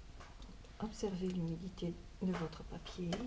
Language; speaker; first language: French; native; French